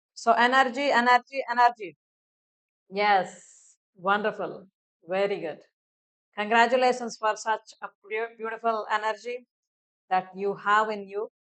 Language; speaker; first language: English; non-native, local second language; Telugu